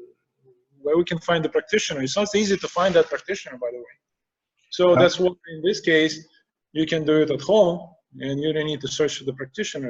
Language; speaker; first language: English; non-native, fluent; Russian